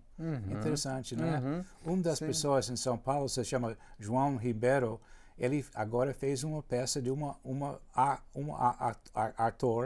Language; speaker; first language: Portuguese; non-native, fluent; English